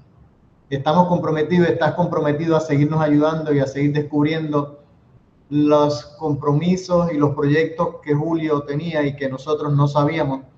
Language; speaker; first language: Spanish; native; Spanish